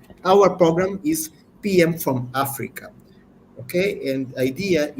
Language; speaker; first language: English; non-native, learner; Portuguese